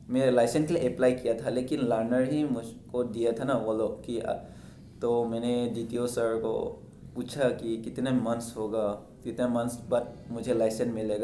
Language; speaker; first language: Hindi; non-native, local second language; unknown